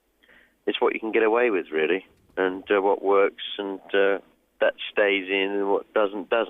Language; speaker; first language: English; native; English